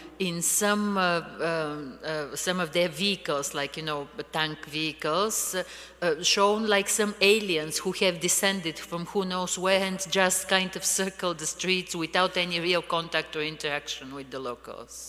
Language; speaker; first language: English; non-native, fluent; Bulgarian